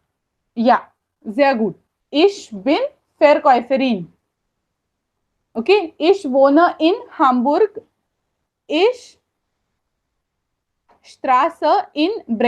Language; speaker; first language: German; non-native, learner; Hindi